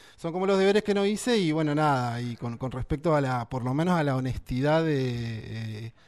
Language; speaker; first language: Spanish; native; Spanish